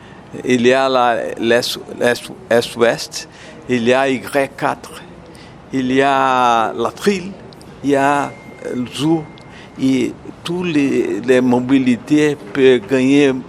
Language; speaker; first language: French; non-native, learner; Portuguese